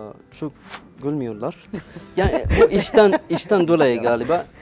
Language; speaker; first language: Turkish; non-native, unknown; Arabic